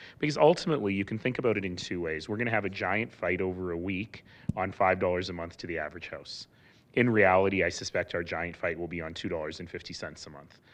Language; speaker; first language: English; native; English